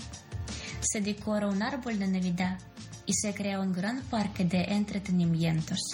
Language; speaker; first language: Spanish; non-native, fluent; Ukrainian